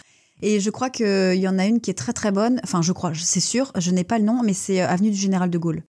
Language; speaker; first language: French; native; French